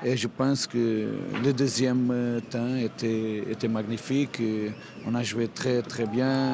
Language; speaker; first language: French; non-native, fluent; Portuguese